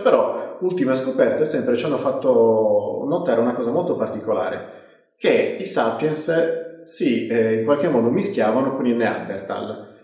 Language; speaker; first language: Italian; native; Italian